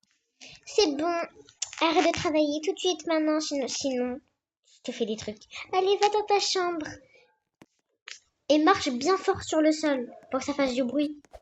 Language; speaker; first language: French; native; French